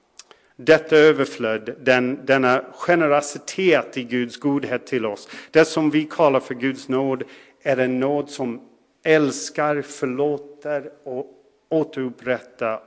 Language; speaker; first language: Swedish; non-native, fluent; English